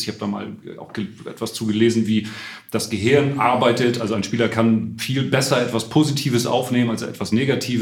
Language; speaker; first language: German; native; German